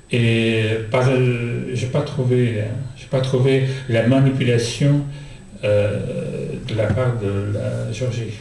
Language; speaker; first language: French; non-native, fluent; Russian